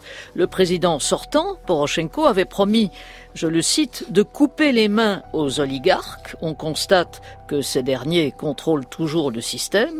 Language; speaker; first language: French; native; French